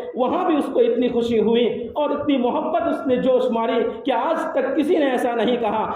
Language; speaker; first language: Urdu; non-native, local second language; Gujarati